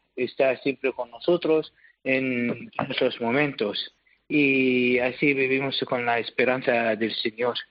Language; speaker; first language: Spanish; non-native, learner; Arabic